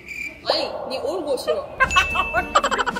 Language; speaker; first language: Korean; non-native, learner; Filipino